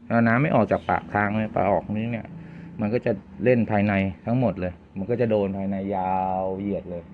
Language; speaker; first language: Thai; native; Thai